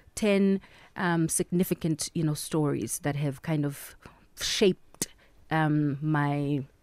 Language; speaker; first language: English; non-native, local second language; Southern Sotho